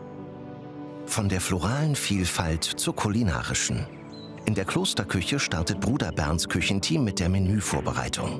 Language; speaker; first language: German; native; German